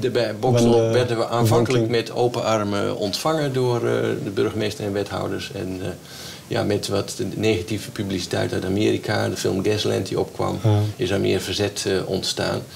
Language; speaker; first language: Dutch; native; Dutch